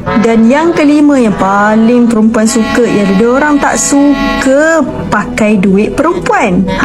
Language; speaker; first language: Malay; native; Malay